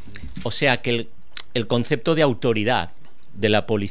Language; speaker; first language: Spanish; native; Spanish